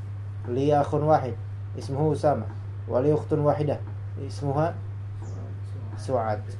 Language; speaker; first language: Arabic; non-native, fluent; Indonesian